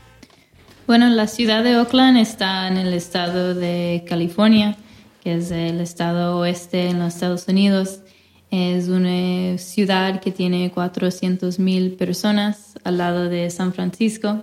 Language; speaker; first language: Spanish; non-native, fluent; English